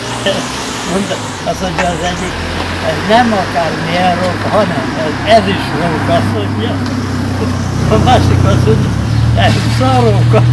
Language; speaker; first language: Hungarian; non-native, local second language; Romanian